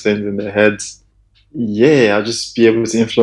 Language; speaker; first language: English; non-native, local second language; Yoruba